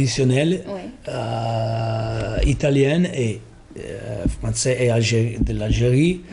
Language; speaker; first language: French; non-native, learner; Italian